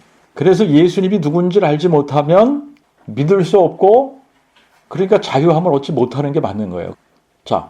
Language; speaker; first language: Korean; native; Korean